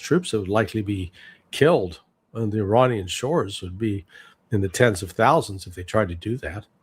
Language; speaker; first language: English; native; English